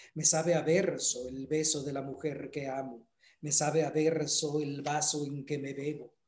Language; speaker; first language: Spanish; native; Spanish